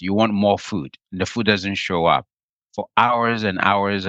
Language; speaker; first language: English; non-native, local second language; Akan